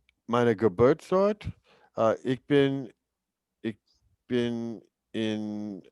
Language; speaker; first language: German; non-native, learner; English